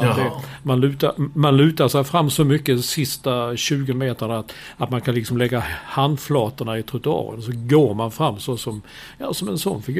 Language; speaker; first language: Swedish; native; Swedish